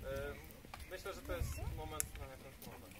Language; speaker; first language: Polish; native; Polish